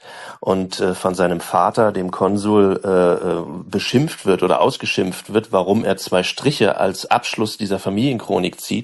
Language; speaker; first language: German; native; German